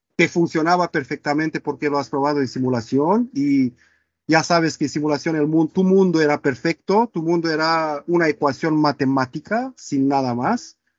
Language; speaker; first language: Spanish; non-native, fluent; Romanian